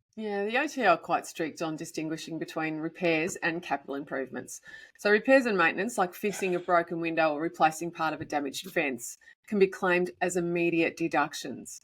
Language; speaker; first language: English; native; English